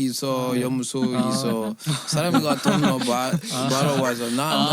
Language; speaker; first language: Korean; non-native, learner; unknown